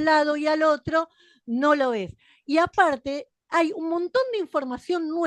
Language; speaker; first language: Spanish; native; Spanish